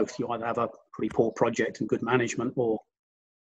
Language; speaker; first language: English; native; English